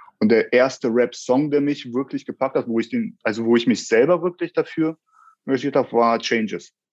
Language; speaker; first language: German; early bilingual, other home language; Russian